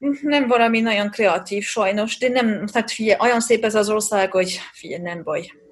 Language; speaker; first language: Hungarian; non-native, fluent; French